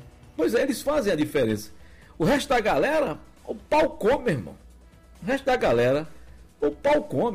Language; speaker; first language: Portuguese; native; Portuguese